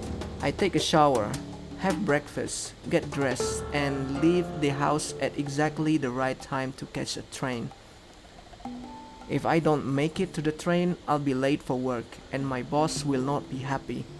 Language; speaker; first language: English; non-native, fluent; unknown